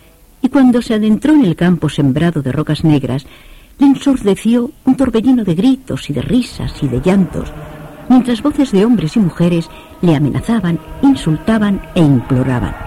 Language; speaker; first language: Spanish; native; Spanish